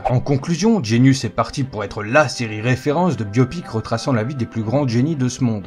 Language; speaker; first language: French; native; French